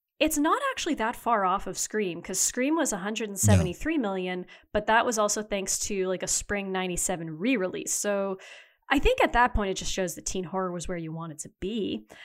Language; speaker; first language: English; native; English